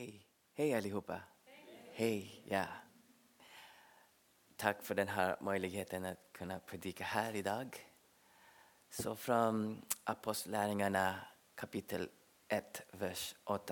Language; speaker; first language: Swedish; non-native, fluent; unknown